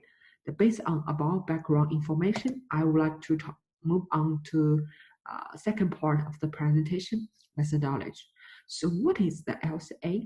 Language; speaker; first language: English; non-native, fluent; Chinese